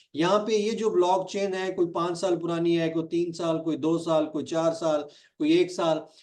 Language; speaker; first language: Urdu; non-native, local second language; Punjabi